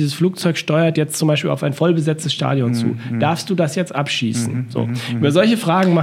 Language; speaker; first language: German; native; German